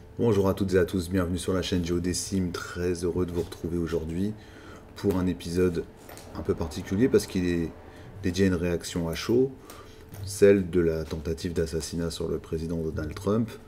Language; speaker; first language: French; native; French